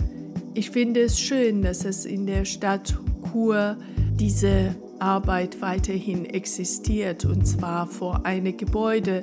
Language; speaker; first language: German; non-native, fluent; Persian